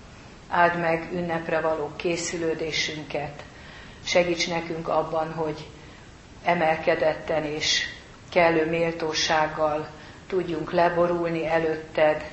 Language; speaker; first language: Hungarian; native; Hungarian